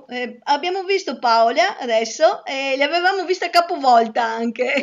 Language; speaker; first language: Italian; native; Italian